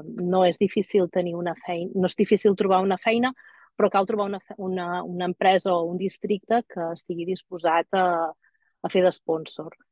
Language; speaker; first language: Catalan; native; Catalan